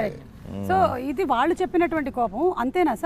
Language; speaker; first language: Telugu; native; Telugu